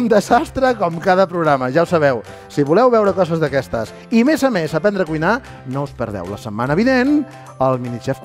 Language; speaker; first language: Catalan; native; Catalan